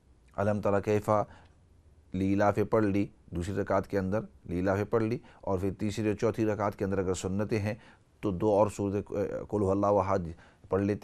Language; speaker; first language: Urdu; native; Urdu